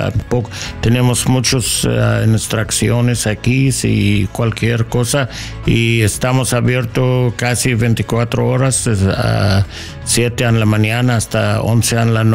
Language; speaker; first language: Spanish; non-native, learner; English